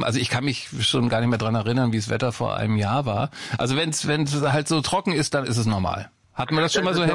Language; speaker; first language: German; native; German